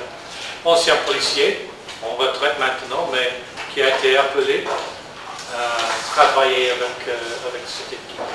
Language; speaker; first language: French; non-native, learner; English